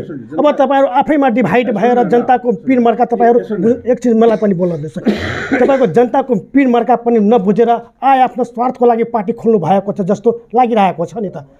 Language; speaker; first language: Nepali; non-native, local second language; Maithili